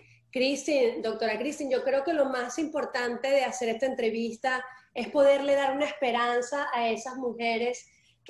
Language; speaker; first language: Spanish; early bilingual, heritage; Spanish